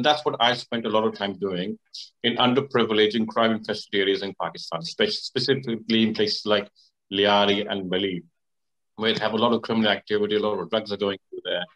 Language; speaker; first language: English; native; English